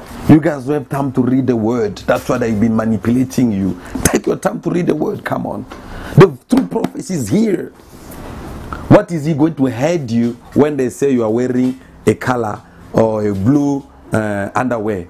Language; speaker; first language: English; non-native, fluent; Lingala